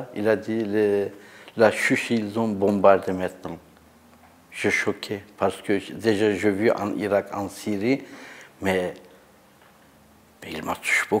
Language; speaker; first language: French; non-native, learner; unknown